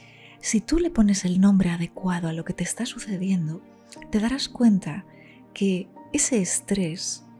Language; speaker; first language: Spanish; native; Spanish